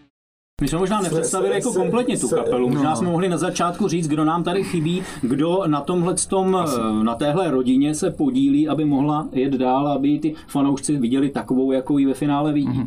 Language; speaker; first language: Czech; native; Czech